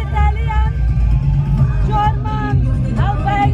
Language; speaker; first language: English; non-native, learner; Gagauz